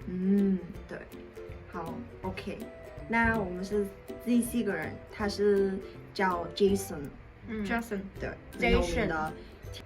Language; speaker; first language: Chinese; non-native, fluent; Mongolian